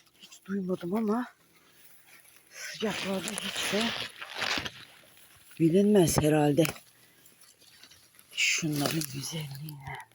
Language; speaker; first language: Turkish; native; Turkish